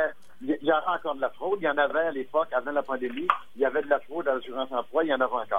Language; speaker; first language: French; native; French